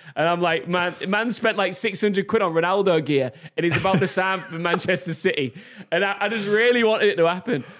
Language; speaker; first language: English; native; English